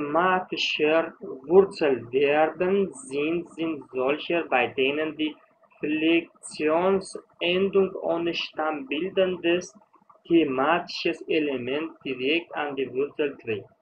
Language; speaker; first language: German; non-native, fluent; Uzbek